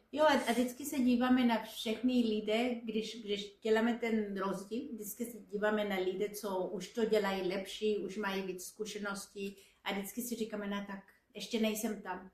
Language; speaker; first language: Czech; non-native, fluent; Spanish